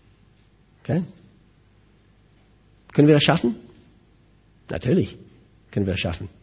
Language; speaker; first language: German; non-native, fluent; English